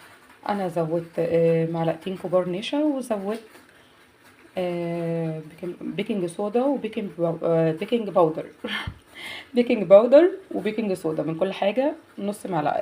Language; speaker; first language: Arabic; native; Arabic